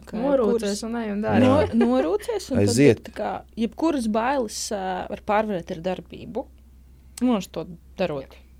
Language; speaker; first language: Latvian; native; Latvian